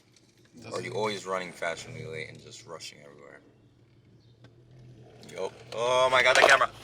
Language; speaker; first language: English; native; English